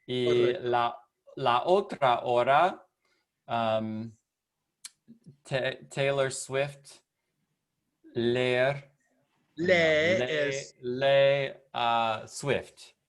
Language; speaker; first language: Spanish; non-native, learner; English